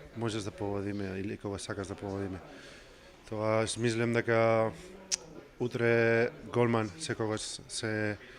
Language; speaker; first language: Macedonian; non-native, learner; Spanish